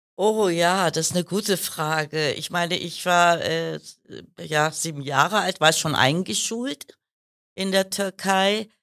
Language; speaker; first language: German; early bilingual, other home language; Kurdish